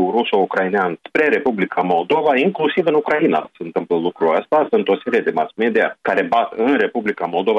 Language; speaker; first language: Romanian; native; Romanian